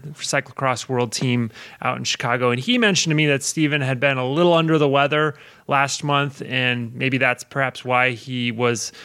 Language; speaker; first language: English; native; English